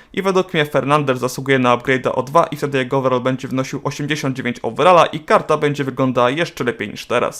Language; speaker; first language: Polish; native; Polish